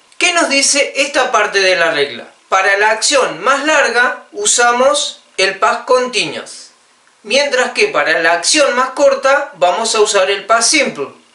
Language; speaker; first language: Spanish; native; Spanish